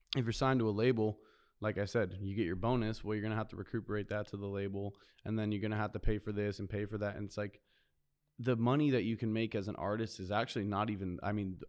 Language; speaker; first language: English; native; English